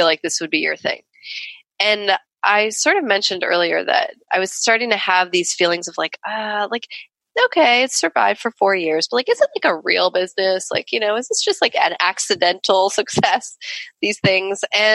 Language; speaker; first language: English; native; English